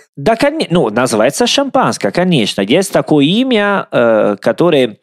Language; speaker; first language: Russian; non-native, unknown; Italian